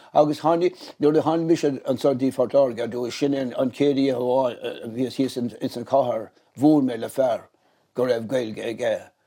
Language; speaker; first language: Irish; native; Irish